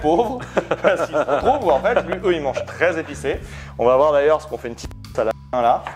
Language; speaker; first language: French; native; French